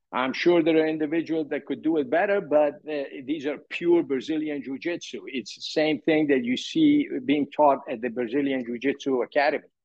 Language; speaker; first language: English; early bilingual, other home language; Persian